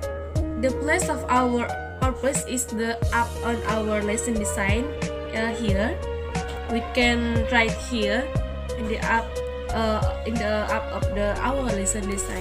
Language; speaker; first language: English; non-native, learner; Indonesian